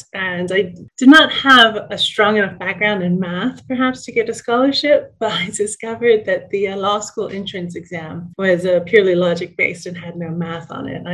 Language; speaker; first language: English; native; English